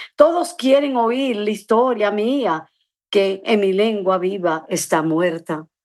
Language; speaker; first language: Spanish; early bilingual, other home language; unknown